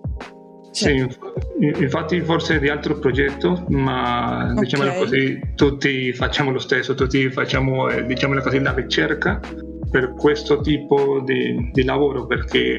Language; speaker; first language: Italian; non-native, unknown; Spanish